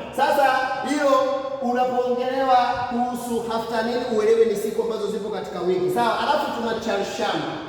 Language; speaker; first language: Swahili; native; Swahili